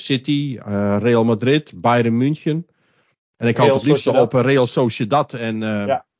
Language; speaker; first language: Dutch; native; Dutch